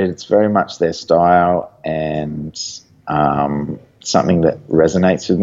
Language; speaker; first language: English; native; English